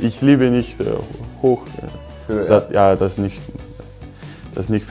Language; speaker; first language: German; non-native, learner; Danish